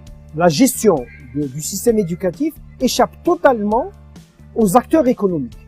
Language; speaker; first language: French; non-native, local second language; Arabic